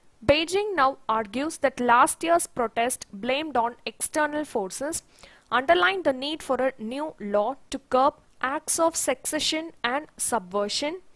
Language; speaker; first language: English; non-native, local second language; Tamil